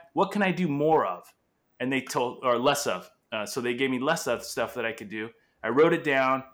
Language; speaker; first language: English; non-native, fluent; Portuguese